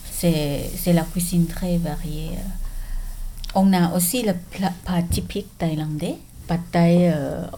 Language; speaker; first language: French; non-native, learner; Thai